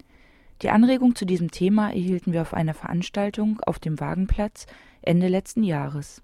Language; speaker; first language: German; native; German